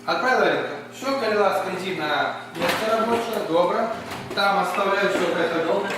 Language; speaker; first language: Russian; non-native, local second language; Ukrainian